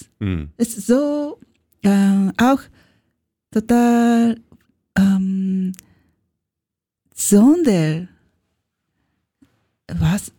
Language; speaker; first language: German; non-native, learner; Japanese